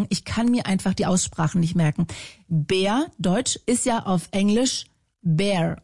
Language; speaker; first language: German; native; German